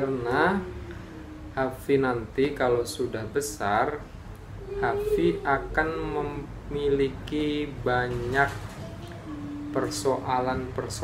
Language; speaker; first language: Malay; non-native, local second language; Javanese